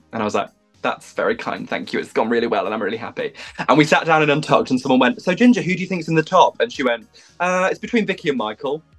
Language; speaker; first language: English; native; English